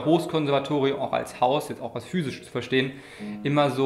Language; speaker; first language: German; native; German